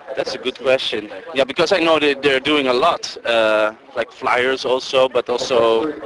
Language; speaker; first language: English; non-native, fluent; Dutch